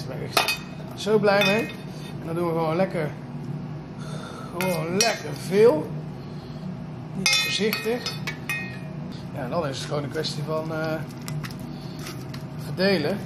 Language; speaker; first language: Dutch; native; Dutch